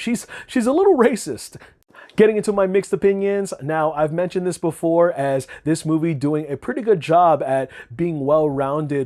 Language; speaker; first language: English; native; English